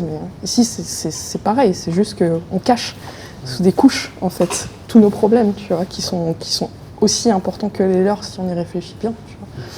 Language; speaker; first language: French; native; French